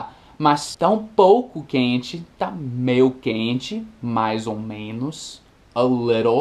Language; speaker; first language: Portuguese; non-native, fluent; English